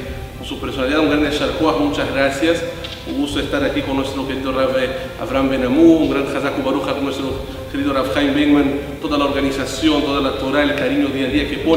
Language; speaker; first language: Spanish; native; Spanish